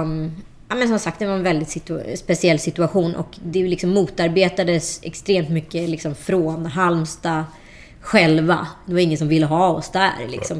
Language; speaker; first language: Swedish; native; Swedish